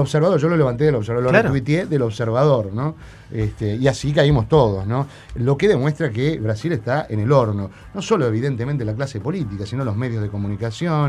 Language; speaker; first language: Spanish; native; Spanish